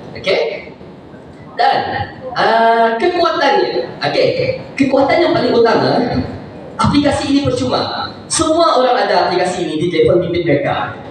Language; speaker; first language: Malay; native; Malay